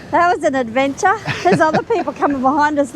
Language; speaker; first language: English; native; English